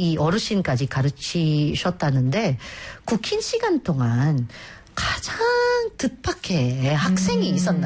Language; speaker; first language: Korean; native; Korean